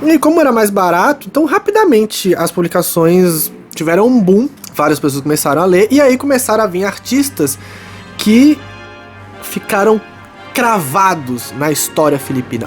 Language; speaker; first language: Portuguese; native; Portuguese